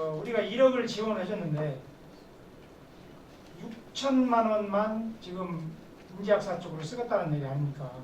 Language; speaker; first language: Korean; native; Korean